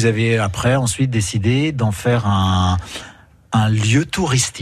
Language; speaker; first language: French; native; French